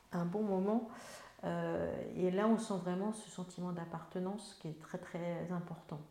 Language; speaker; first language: French; native; French